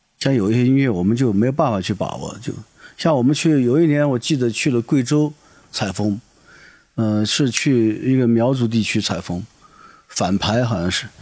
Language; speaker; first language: Chinese; native; Chinese